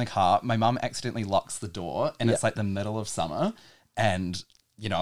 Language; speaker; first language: English; native; English